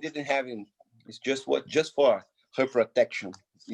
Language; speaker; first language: English; non-native, fluent; Portuguese